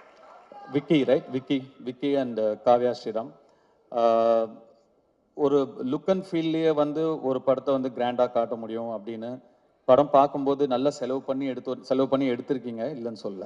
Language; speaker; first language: Tamil; native; Tamil